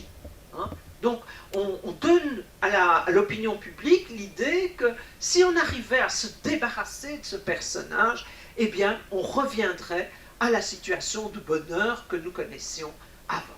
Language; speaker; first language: French; native; French